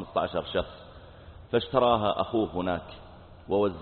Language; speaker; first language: Arabic; native; Arabic